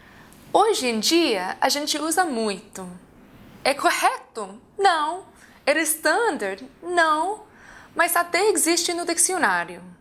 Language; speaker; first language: Portuguese; non-native, fluent; English